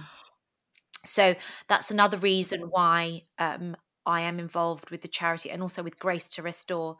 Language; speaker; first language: English; early bilingual, other home language; Greek